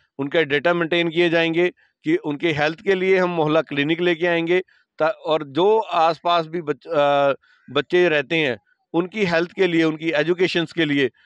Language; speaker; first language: Hindi; native; Hindi